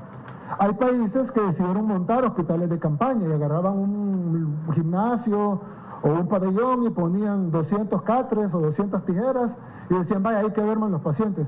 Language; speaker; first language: Spanish; native; Spanish